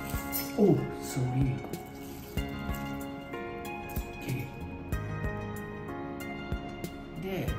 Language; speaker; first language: English; non-native, learner; Japanese